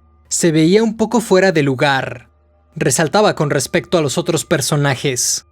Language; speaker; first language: Spanish; native; Spanish